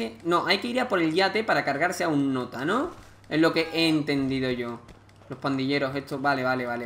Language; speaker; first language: Spanish; native; Spanish